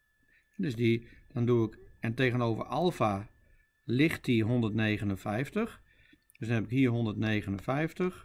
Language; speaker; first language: Dutch; native; Dutch